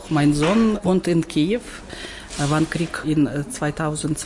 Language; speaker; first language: German; non-native, learner; Ukrainian